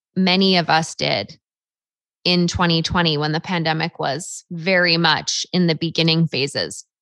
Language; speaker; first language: English; native; English